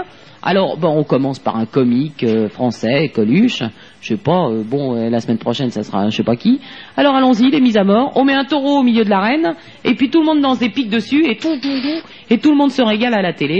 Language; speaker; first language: French; native; French